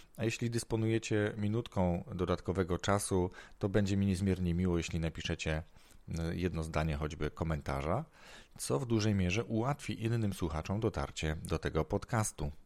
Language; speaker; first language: Polish; native; Polish